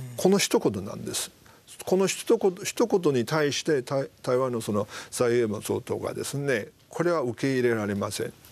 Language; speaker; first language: Japanese; non-native, fluent; Chinese